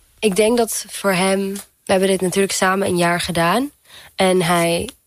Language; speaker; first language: Dutch; early bilingual, heritage; Dutch